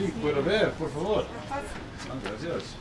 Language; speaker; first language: Spanish; non-native, learner; English